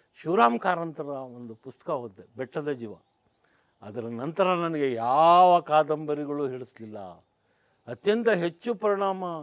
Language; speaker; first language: Kannada; non-native, local second language; Urdu